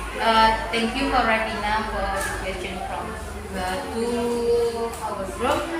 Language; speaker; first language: English; non-native, learner; Indonesian